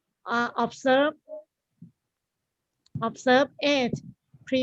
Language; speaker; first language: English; non-native, learner; Thai